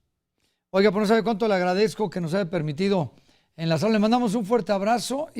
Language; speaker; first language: Spanish; native; Spanish